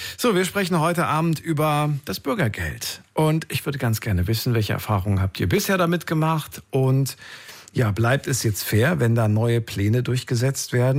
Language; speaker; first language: German; native; German